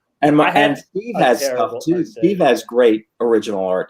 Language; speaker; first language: English; native; English